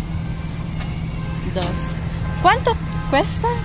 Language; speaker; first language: Spanish; non-native, learner; Filipino